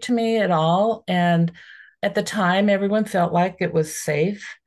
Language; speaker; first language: English; native; English